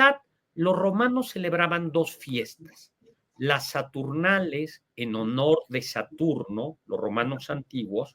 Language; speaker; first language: Spanish; native; Spanish